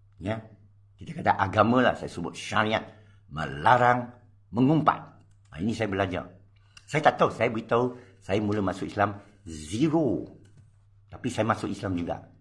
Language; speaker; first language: Malay; non-native, local second language; Min Nan Chinese